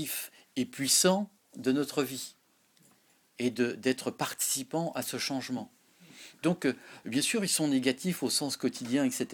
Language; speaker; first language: French; native; French